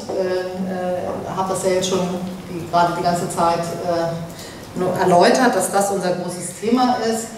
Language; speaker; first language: German; native; German